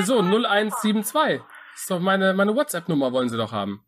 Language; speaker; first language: German; native; German